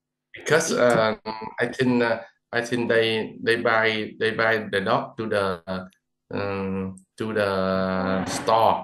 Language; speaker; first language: English; non-native, learner; Vietnamese